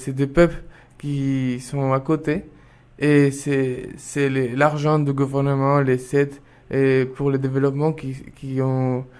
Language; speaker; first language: French; non-native, fluent; Spanish